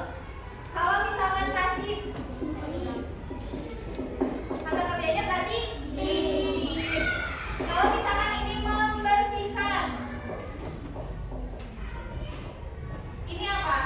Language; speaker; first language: Indonesian; native; Indonesian